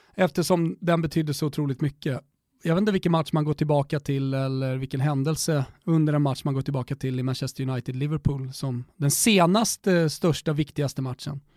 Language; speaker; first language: Swedish; native; Swedish